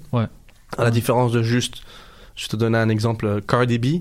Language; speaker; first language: French; non-native, local second language; Arabic